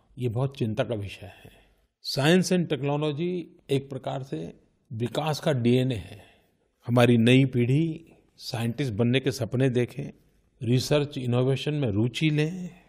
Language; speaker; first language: Hindi; non-native, local second language; Gujarati